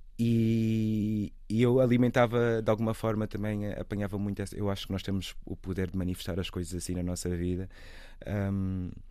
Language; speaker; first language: Portuguese; native; Portuguese